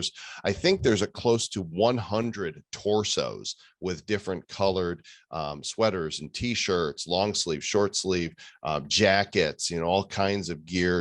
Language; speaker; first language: English; native; English